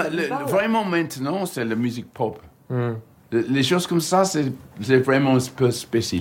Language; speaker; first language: French; non-native, learner; English